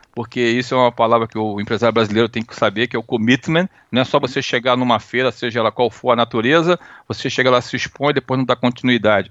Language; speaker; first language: Portuguese; native; Portuguese